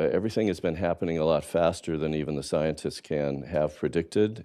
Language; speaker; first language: English; native; English